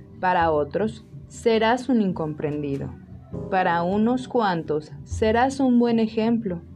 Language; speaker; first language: Spanish; native; Spanish